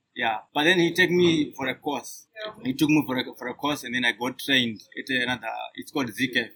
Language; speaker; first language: English; non-native, local second language; Shona